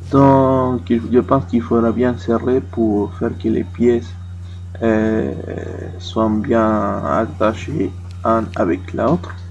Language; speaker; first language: French; non-native, fluent; Spanish